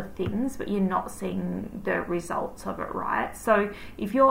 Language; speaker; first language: English; native; English